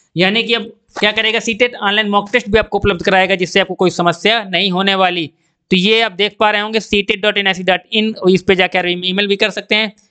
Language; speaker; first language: Hindi; native; Hindi